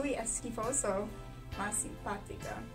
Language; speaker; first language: Italian; non-native, learner; English